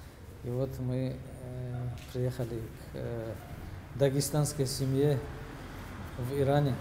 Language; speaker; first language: Russian; native; Russian